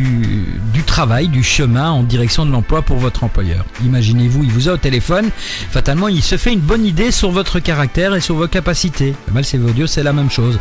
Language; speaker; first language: French; native; French